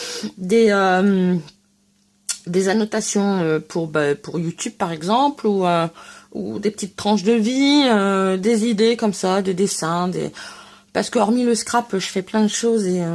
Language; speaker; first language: French; native; French